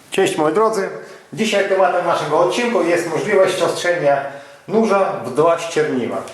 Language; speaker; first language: Polish; non-native, fluent; Ukrainian